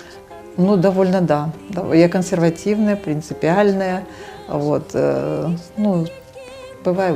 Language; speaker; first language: Russian; native; Russian